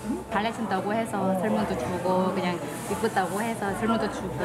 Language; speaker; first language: Korean; non-native, fluent; Vietnamese